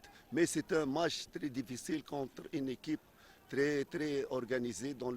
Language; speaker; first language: French; non-native, fluent; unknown